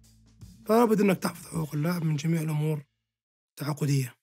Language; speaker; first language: Arabic; native; Arabic